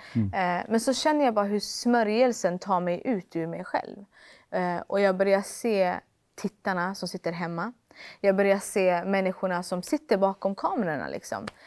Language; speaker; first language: Swedish; native; Swedish